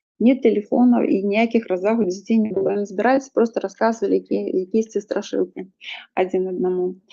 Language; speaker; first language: Belarusian; native; Belarusian